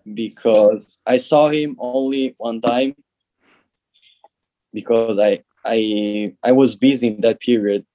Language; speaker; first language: English; non-native, learner; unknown